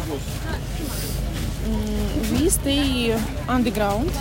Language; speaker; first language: English; non-native, learner; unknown